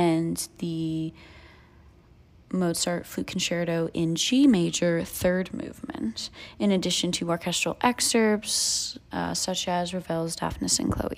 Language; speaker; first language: English; native; English